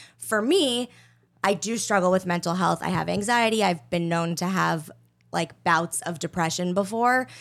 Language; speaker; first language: English; native; English